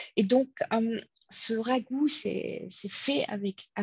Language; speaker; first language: French; non-native, fluent; English